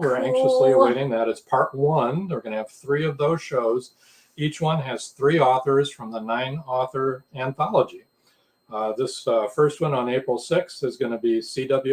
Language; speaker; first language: English; native; English